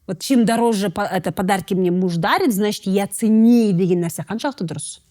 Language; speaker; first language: Russian; non-native, local second language; Kazakh